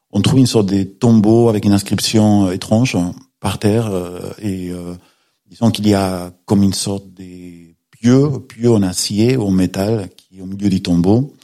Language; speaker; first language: French; non-native, fluent; Spanish